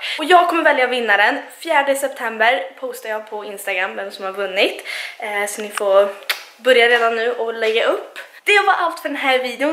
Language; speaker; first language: Swedish; native; Swedish